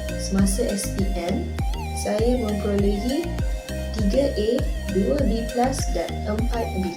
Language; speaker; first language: Malay; non-native, local second language; Iban